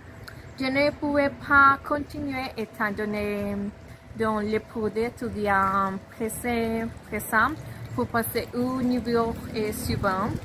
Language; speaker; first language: French; non-native, learner; Spanish